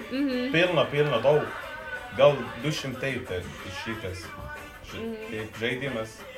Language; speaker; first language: Lithuanian; non-native, learner; Arabic